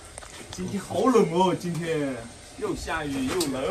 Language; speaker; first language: Chinese; native; Chinese